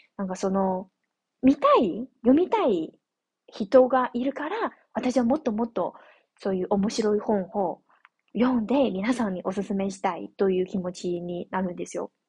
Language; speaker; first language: Japanese; non-native, fluent; Chinese